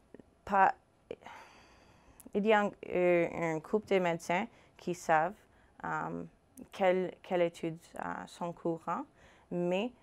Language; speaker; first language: French; non-native, fluent; English